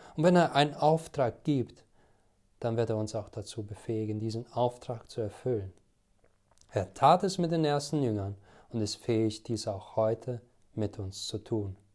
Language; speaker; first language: German; non-native, fluent; Albanian